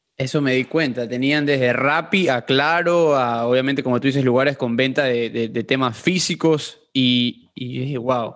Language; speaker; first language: Spanish; native; Spanish